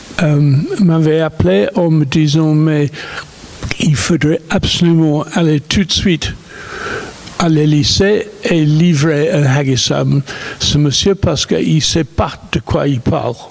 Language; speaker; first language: French; non-native, fluent; English